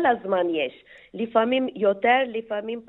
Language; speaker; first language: Hebrew; non-native, fluent; Turkish